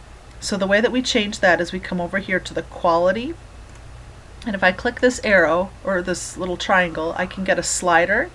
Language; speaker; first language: English; native; English